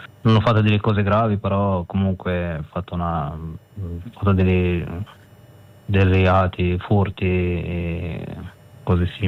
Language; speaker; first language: Italian; non-native, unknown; Arabic